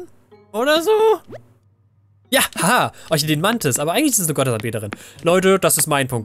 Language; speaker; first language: German; native; German